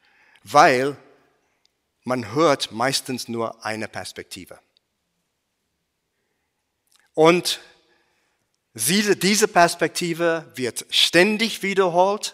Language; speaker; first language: German; non-native, fluent; English